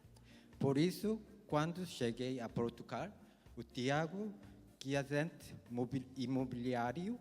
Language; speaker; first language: Portuguese; non-native, learner; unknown